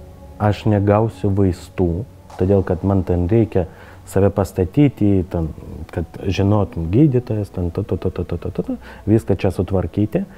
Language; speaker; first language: Lithuanian; non-native, learner; Ukrainian